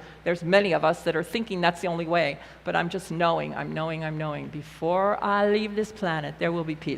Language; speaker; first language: English; native; English